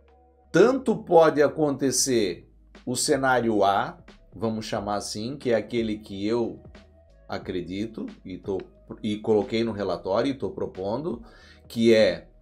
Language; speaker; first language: Portuguese; native; Portuguese